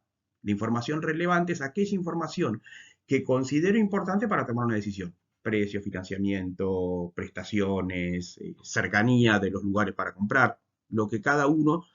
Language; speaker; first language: Spanish; native; Spanish